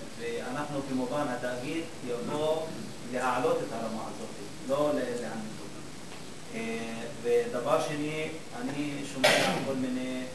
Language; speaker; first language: Hebrew; non-native, local second language; Arabic